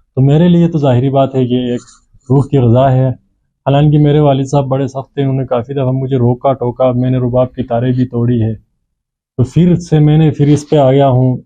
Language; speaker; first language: Urdu; non-native, local second language; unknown